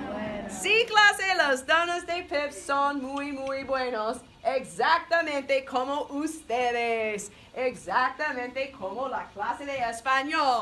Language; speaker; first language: Spanish; non-native, fluent; English